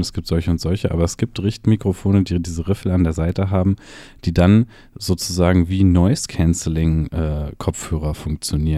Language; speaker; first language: German; native; German